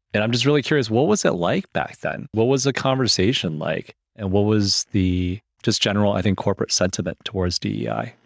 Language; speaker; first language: English; early bilingual, other home language; Chinese